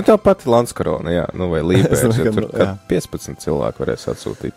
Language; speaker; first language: Latvian; native; Latvian